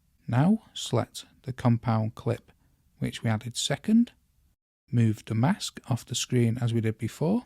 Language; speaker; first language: English; native; English